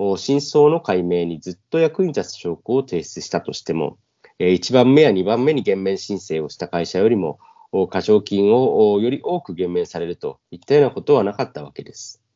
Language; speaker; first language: Japanese; native; Japanese